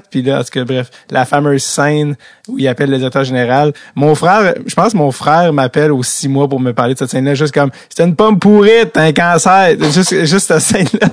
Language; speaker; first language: French; native; French